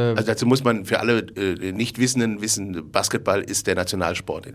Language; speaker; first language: German; native; German